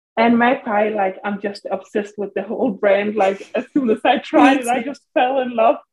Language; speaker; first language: English; non-native, fluent; Danish